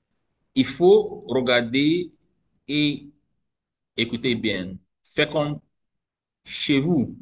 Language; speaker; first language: French; non-native, learner; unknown